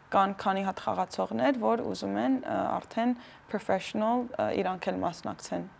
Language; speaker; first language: Armenian; early bilingual, heritage; Armenian